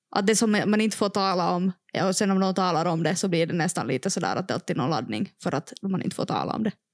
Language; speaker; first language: Swedish; non-native, local second language; Finnish